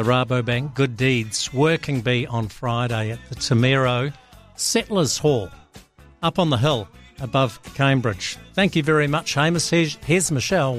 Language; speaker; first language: English; native; English